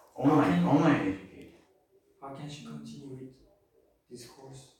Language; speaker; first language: English; non-native, learner; Turkish